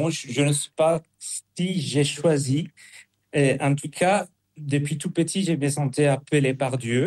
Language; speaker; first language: French; non-native, fluent; Spanish